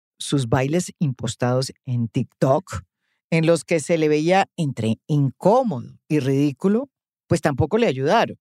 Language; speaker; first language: Spanish; native; Spanish